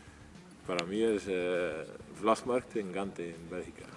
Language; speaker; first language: Spanish; non-native, fluent; Dutch